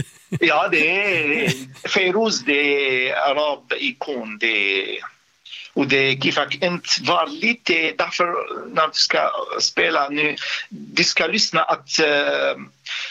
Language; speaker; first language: Swedish; non-native, fluent; Arabic